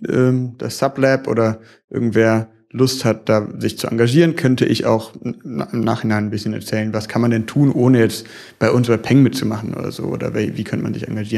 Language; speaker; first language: German; native; German